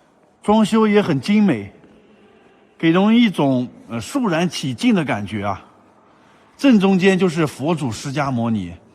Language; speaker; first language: Chinese; native; Chinese